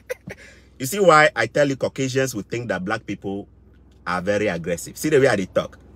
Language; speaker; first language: English; non-native, local second language; Akan